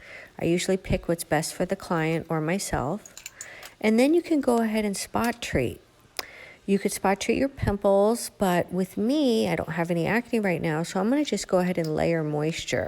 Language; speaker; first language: English; native; English